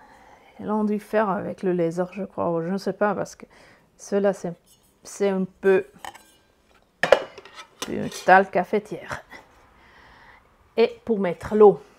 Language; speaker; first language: French; non-native, learner; Italian